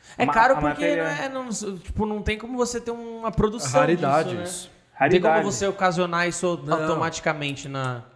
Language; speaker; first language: Portuguese; native; Portuguese